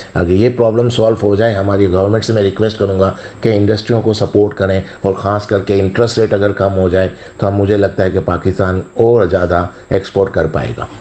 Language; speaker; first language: Urdu; non-native, local second language; Sindhi